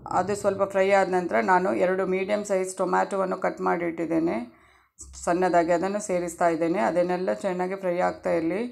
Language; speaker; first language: Kannada; non-native, local second language; Tulu